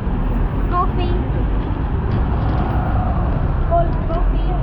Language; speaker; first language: English; non-native, local second language; Filipino